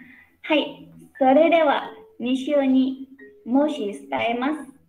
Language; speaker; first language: Japanese; non-native, learner; Indonesian